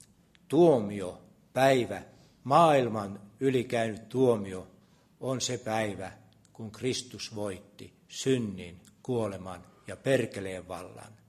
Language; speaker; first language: Finnish; native; Finnish